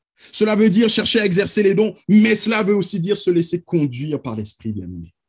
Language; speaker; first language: French; native; French